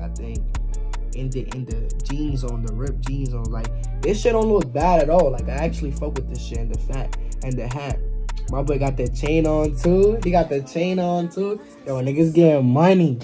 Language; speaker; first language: English; early bilingual, other home language; Spanish